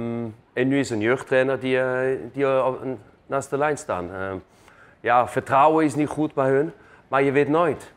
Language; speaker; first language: Dutch; non-native, fluent; German